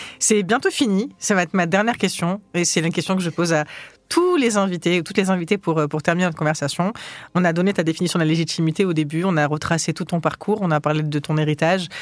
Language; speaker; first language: French; early bilingual, other home language; Arabic